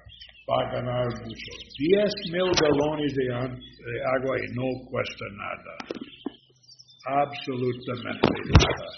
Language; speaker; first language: Spanish; non-native, learner; English